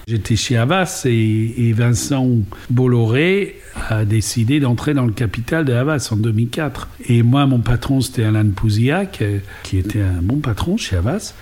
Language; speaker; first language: French; non-native, fluent; English